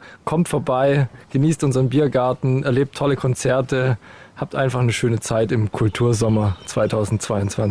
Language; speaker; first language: German; native; German